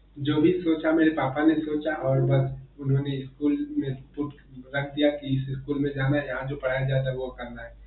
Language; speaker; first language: Hindi; native; Hindi